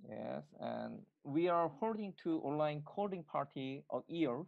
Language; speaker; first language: English; non-native, learner; Korean